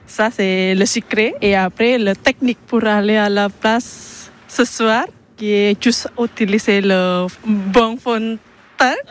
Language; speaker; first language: French; non-native, learner; Indonesian